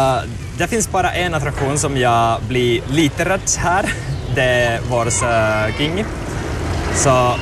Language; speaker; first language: Swedish; non-native, local second language; Finnish